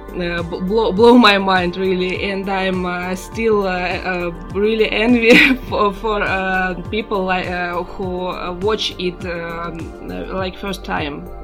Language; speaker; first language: English; non-native, learner; Russian